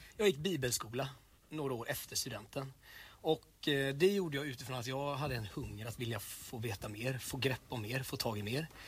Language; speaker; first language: Swedish; native; Swedish